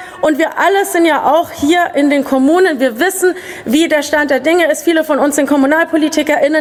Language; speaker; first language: German; native; German